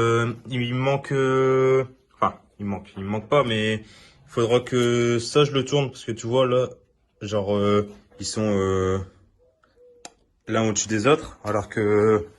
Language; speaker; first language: French; native; French